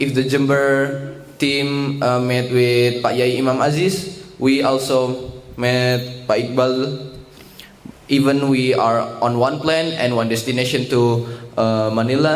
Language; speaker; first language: English; non-native, learner; Indonesian